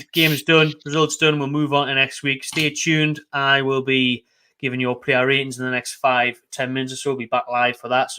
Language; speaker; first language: English; native; English